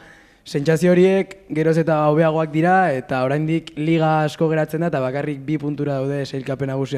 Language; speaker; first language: Basque; native; Basque